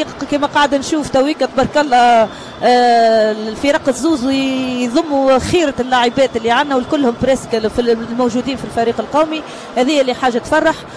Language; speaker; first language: Arabic; native; Arabic